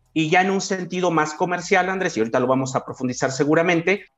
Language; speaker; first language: Spanish; native; Spanish